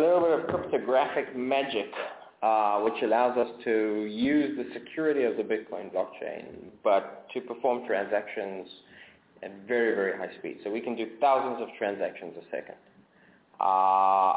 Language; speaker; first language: English; native; English